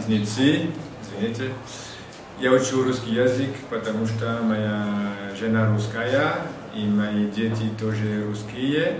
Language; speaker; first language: Russian; non-native, learner; French